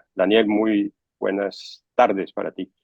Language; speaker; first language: Spanish; native; Spanish